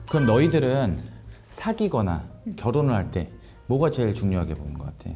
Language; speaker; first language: Korean; non-native, fluent; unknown